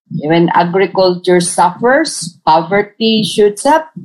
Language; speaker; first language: English; non-native, local second language; Tausug